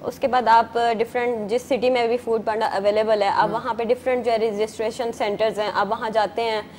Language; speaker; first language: Urdu; native; Urdu